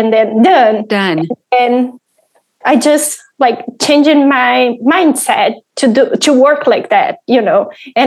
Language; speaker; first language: English; non-native, fluent; Portuguese